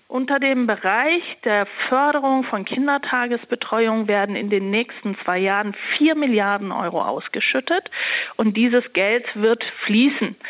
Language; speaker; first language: German; early bilingual, other home language; Turkish